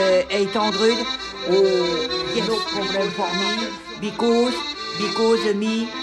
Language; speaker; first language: English; non-native, learner; French